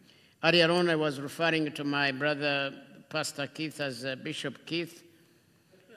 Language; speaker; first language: English; non-native, local second language; Kinyarwanda